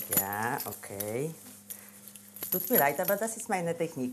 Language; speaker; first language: German; non-native, learner; Polish